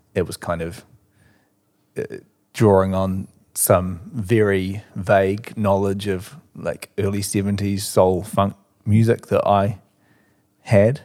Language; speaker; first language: English; native; English